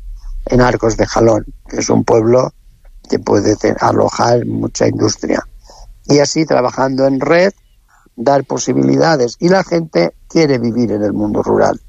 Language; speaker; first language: Spanish; native; Spanish